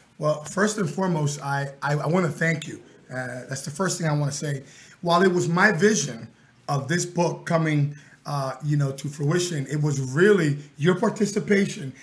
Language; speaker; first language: English; early bilingual, other home language; Spanish